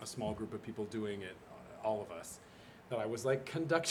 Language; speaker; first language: English; native; English